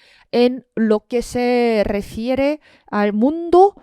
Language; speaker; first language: Spanish; non-native, fluent; Korean